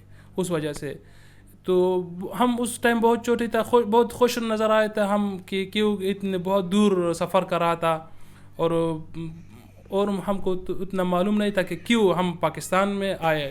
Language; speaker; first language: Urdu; early bilingual, other home language; Persian